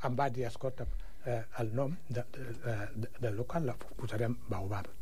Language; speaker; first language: Catalan; non-native, fluent; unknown